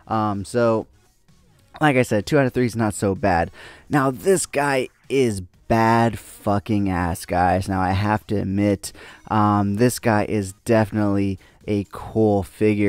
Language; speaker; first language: English; native; English